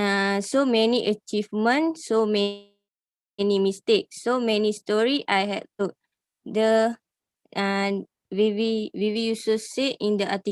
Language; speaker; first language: English; non-native, learner; Malay